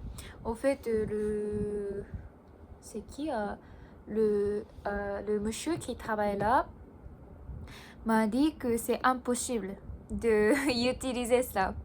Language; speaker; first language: French; non-native, learner; Japanese